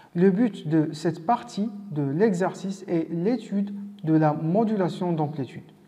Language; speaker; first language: French; non-native, local second language; Arabic